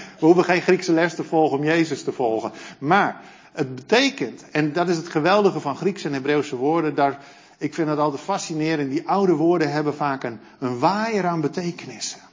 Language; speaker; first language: Dutch; native; Dutch